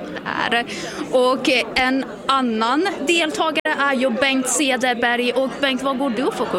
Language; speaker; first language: Swedish; native; Swedish